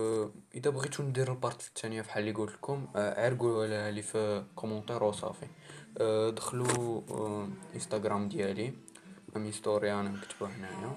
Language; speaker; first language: Arabic; native; Arabic